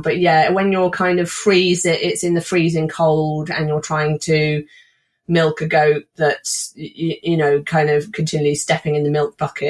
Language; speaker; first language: English; native; English